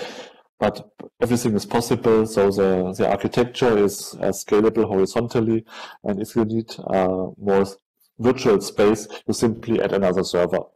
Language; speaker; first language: English; non-native, fluent; German